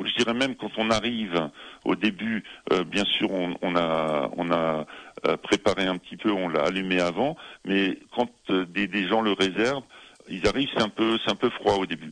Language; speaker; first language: French; native; French